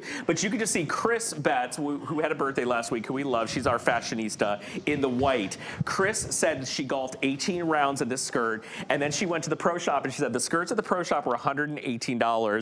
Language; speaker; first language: English; native; English